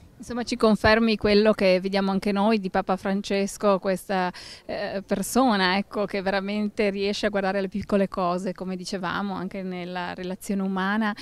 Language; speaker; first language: Italian; native; Italian